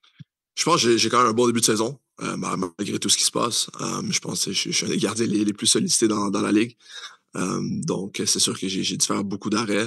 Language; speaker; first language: French; native; French